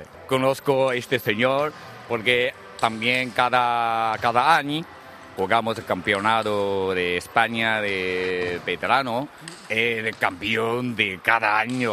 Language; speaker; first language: Spanish; non-native, learner; Chinese